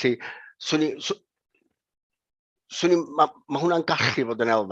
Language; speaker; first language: Welsh; native; Welsh